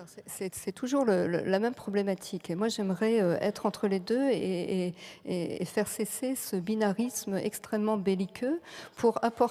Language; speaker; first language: French; native; French